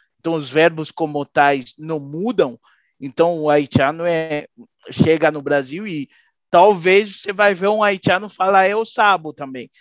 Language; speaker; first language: Portuguese; native; Portuguese